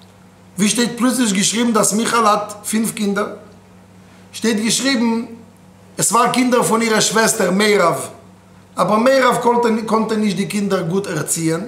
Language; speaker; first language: German; non-native, fluent; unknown